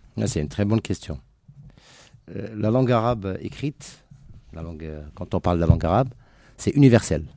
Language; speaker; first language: French; non-native, local second language; Arabic